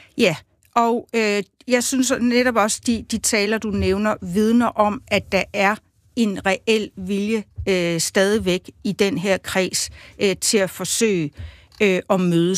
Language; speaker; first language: Danish; native; Danish